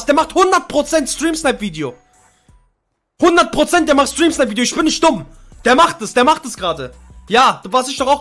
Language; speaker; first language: German; native; German